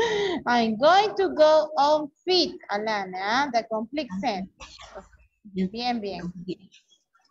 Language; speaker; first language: English; non-native, fluent; Spanish